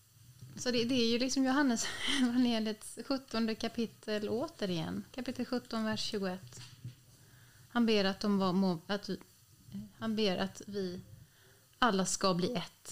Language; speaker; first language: Swedish; native; Swedish